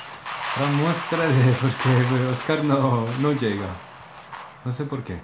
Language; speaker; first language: Spanish; non-native, learner; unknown